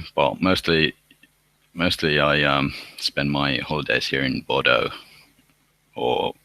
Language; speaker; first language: English; non-native, fluent; Finnish